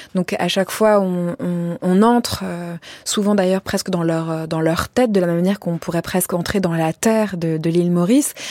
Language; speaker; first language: French; native; French